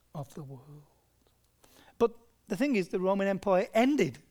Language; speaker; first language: English; native; English